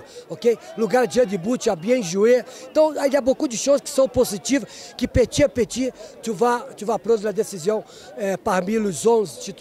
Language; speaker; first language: French; non-native, fluent; Portuguese